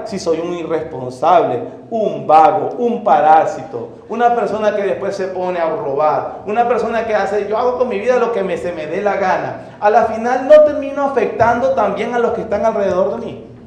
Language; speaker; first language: Spanish; native; Spanish